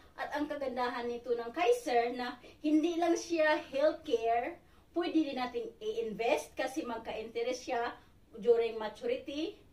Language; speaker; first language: Filipino; native; Filipino